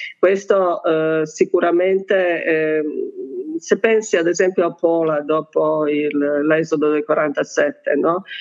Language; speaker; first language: Italian; non-native, fluent; Bosnian